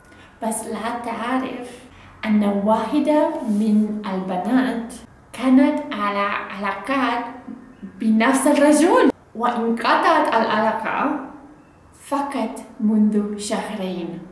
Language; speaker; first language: Arabic; non-native, learner; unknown